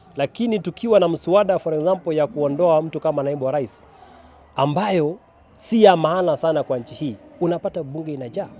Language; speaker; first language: Swahili; non-native, local second language; Kalenjin